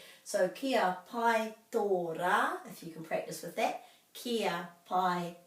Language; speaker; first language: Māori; non-native, local second language; English